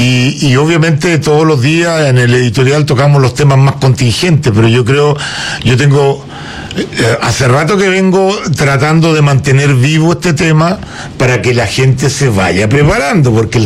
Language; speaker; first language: Spanish; native; Spanish